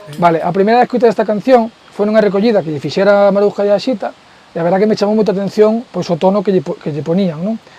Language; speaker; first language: Galician; early bilingual, heritage; Spanish